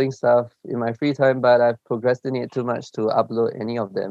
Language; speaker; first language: English; early bilingual, other home language; Chinese